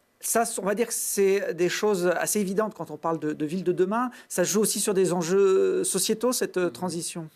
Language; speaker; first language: French; native; French